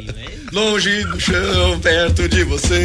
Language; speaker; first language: Portuguese; native; Portuguese